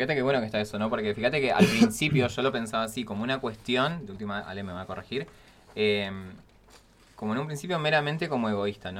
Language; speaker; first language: Spanish; native; Spanish